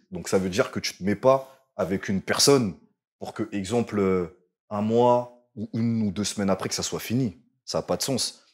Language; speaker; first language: French; early bilingual, other home language; Lingala